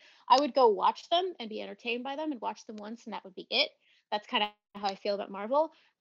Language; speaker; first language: English; native; English